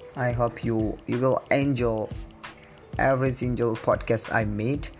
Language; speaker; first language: English; non-native, learner; Indonesian